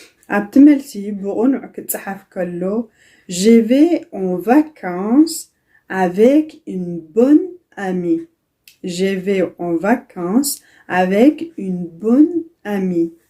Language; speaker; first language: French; non-native, fluent; Tigrinya